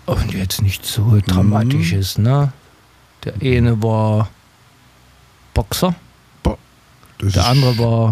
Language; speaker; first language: German; native; German